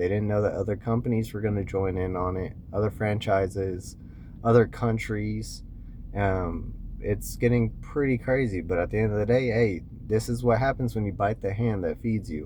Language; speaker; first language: English; native; English